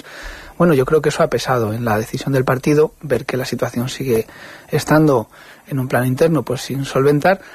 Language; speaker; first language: Spanish; native; Spanish